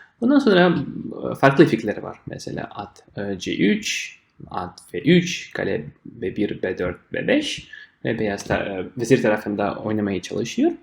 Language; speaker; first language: Turkish; non-native, fluent; Russian